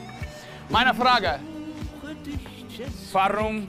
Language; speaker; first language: German; non-native, learner; English